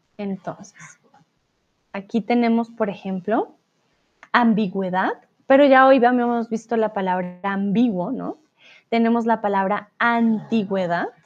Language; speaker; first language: Spanish; native; Spanish